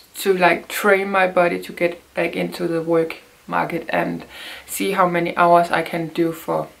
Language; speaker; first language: English; non-native, fluent; Danish